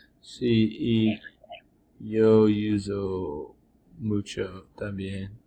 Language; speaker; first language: Spanish; non-native, learner; English